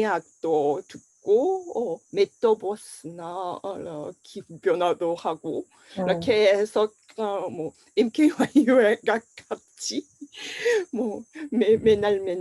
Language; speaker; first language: Korean; non-native, fluent; Japanese